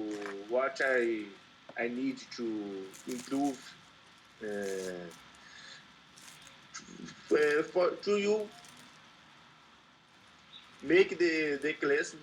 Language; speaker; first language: English; non-native, learner; Portuguese